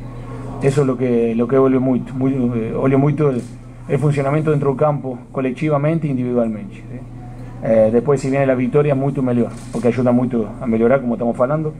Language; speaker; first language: Portuguese; non-native, fluent; Spanish